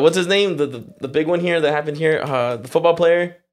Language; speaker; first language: English; early bilingual, other home language; Spanish